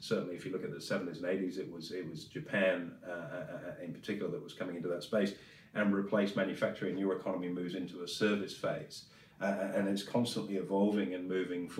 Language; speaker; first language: English; native; English